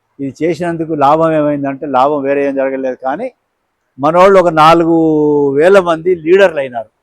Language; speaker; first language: Telugu; non-native, local second language; Lambadi